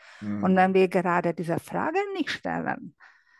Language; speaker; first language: German; non-native, fluent; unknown